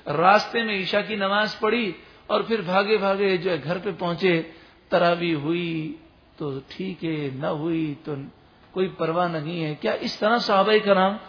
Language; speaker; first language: Urdu; native; Urdu